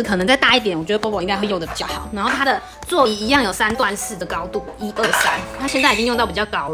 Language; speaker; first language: Chinese; native; Chinese